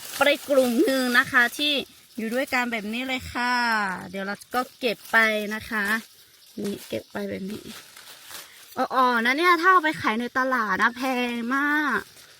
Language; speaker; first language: Thai; non-native, local second language; Lahu